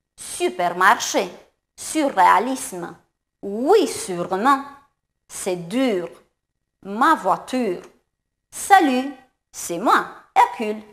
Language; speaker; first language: French; non-native, fluent; Romanian